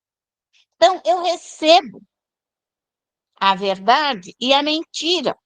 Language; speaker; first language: Portuguese; native; Portuguese